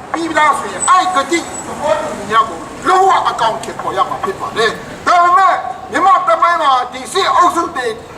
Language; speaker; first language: Burmese; non-native, local second language; Kachin